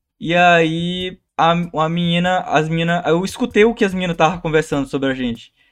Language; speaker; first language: Portuguese; native; Portuguese